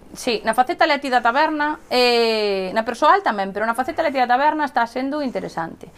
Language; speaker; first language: Galician; native; Galician